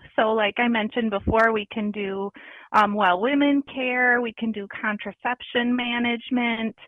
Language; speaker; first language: English; native; English